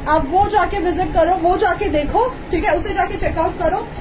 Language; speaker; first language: Hindi; native; Hindi